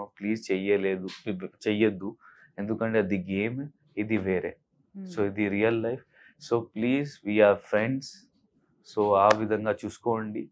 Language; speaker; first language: Telugu; non-native, local second language; Hindi